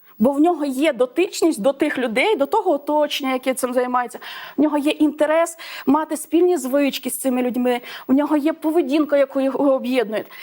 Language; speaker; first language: Ukrainian; non-native, local second language; Russian